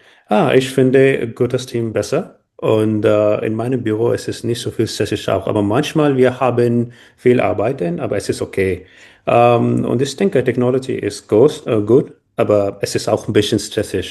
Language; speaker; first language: German; non-native, learner; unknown